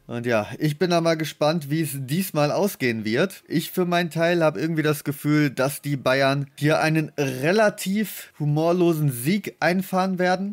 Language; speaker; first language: German; native; German